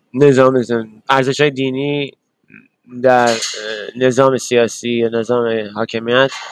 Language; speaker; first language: Persian; early bilingual, other home language; English